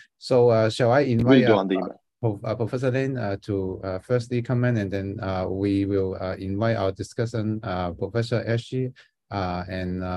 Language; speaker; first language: English; non-native, fluent; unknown